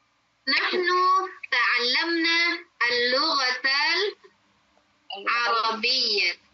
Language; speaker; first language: Arabic; non-native, fluent; Indonesian